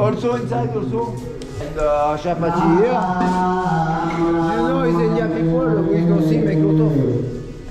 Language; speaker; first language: English; non-native, learner; French